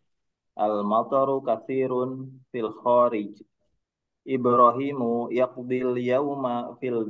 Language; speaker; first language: Arabic; non-native, learner; Indonesian